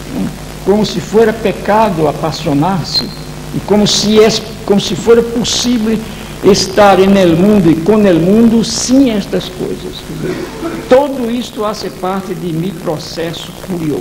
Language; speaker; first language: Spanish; non-native, fluent; Portuguese